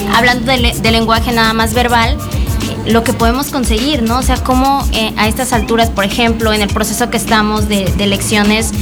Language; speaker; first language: Spanish; native; Spanish